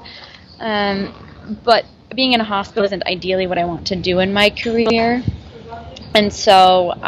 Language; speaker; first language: English; native; English